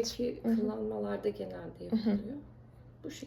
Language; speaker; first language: Turkish; native; Turkish